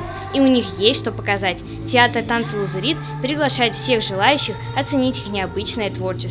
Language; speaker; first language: Russian; native; Russian